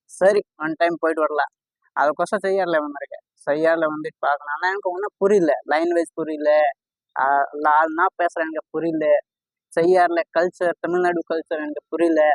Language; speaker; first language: Tamil; non-native, learner; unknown